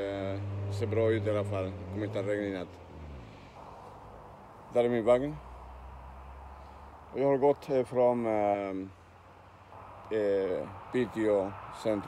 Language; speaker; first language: Swedish; non-native, learner; Spanish